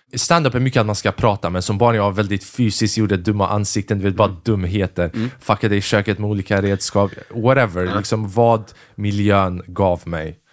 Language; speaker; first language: Swedish; early bilingual, other home language; Albanian